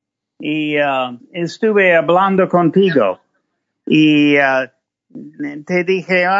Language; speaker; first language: Spanish; non-native, fluent; English